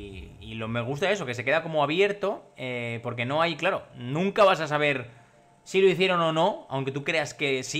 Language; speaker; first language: Spanish; native; Spanish